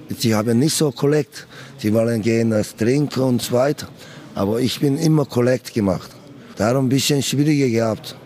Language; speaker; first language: German; non-native, learner; Korean